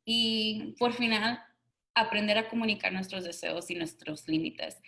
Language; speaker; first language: Spanish; early bilingual, other home language; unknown